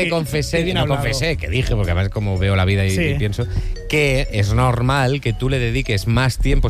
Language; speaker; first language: Spanish; native; Spanish